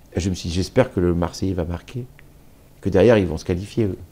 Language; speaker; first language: French; native; French